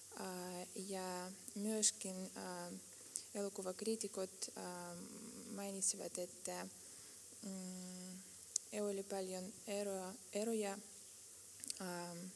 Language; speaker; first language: Finnish; non-native, fluent; Russian